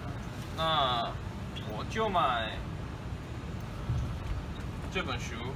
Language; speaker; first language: Chinese; non-native, learner; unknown